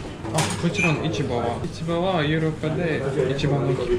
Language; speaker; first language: Japanese; non-native, fluent; Latvian